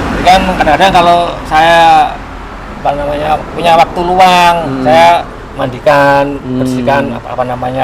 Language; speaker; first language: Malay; non-native, local second language; Javanese